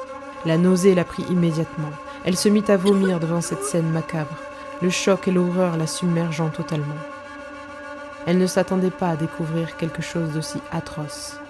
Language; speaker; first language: French; native; French